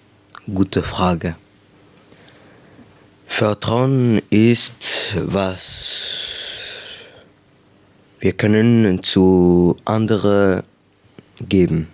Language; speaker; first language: German; non-native, local second language; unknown